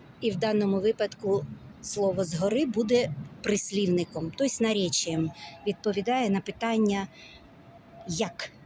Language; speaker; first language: Ukrainian; non-native, local second language; Russian